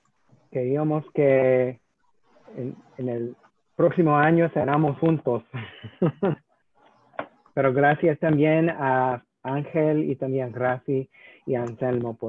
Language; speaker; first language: Spanish; non-native, learner; English